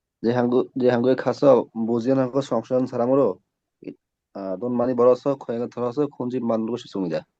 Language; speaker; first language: Korean; non-native, learner; Bangla